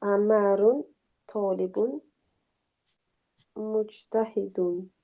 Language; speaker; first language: Arabic; non-native, learner; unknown